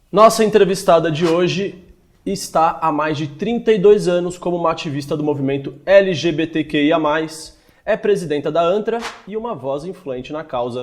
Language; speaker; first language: Portuguese; native; Portuguese